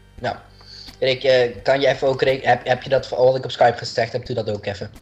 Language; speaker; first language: Dutch; native; Dutch